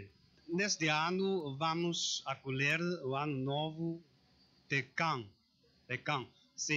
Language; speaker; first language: Portuguese; non-native, learner; Chinese